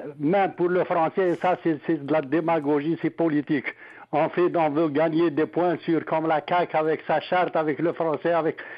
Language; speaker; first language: French; non-native, local second language; Arabic